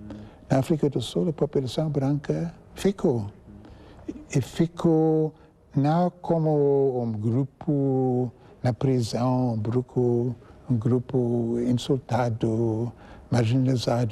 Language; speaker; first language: Portuguese; non-native, fluent; English